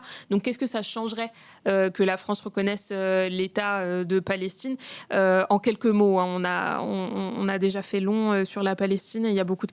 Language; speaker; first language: French; native; French